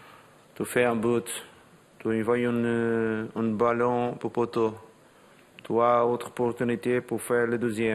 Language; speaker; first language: French; non-native, learner; Portuguese